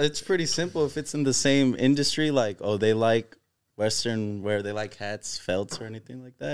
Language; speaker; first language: English; early bilingual, other home language; Spanish